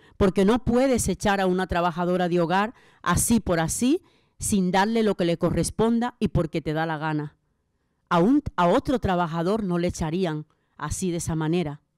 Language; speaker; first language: Spanish; native; Spanish